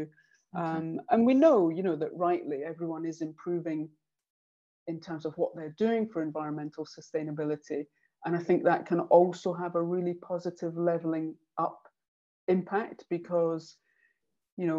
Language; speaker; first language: English; native; English